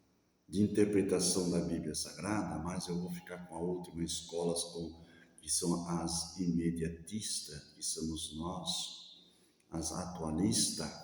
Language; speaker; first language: Portuguese; native; Portuguese